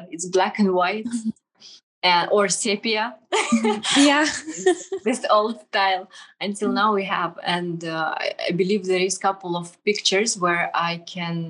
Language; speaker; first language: English; non-native, fluent; Kazakh